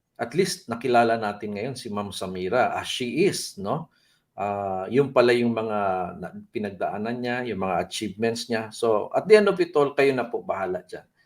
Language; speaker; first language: Filipino; native; Filipino